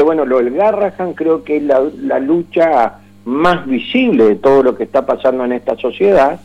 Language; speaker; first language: Spanish; native; Spanish